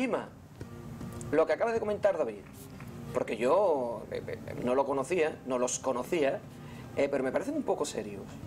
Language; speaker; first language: Spanish; native; Spanish